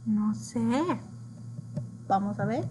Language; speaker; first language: Spanish; early bilingual, heritage; English